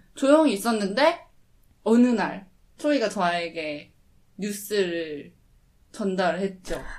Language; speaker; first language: Korean; early bilingual, heritage; Korean